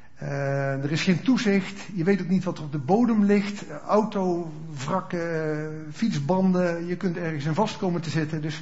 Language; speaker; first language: Dutch; native; Dutch